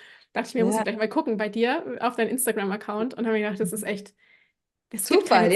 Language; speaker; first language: German; native; German